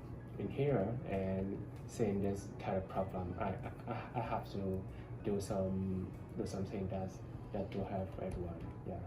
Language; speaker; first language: English; non-native, learner; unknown